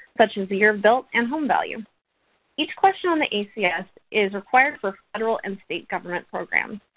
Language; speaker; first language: English; native; English